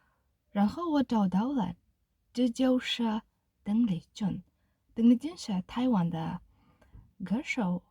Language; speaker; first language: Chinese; non-native, learner; Kazakh